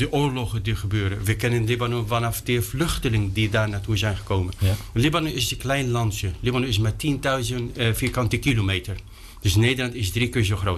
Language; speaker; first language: Dutch; non-native, fluent; Arabic